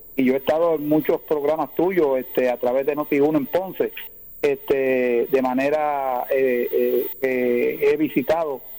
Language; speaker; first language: Spanish; native; Spanish